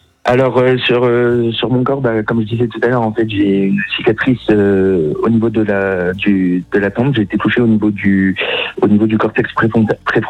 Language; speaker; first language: French; native; French